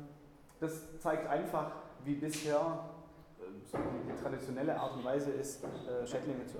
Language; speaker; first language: German; native; German